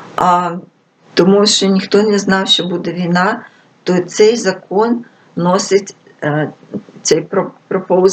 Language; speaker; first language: Ukrainian; non-native, local second language; Russian